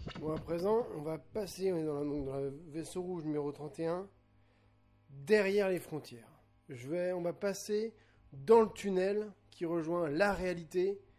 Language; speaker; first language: French; native; French